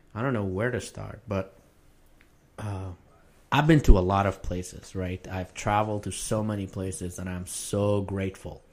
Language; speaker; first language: English; non-native, fluent; Arabic